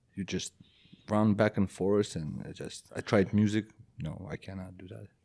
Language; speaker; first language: English; non-native, fluent; Belarusian